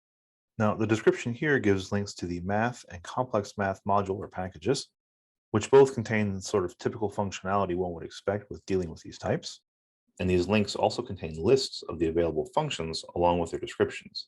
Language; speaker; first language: English; native; English